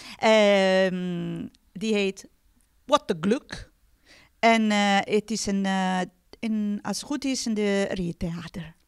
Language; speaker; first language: Dutch; non-native, fluent; Italian